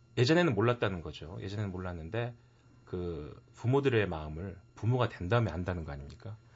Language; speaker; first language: Korean; native; Korean